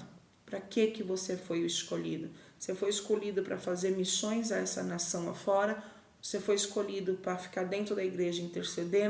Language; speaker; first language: Portuguese; native; Portuguese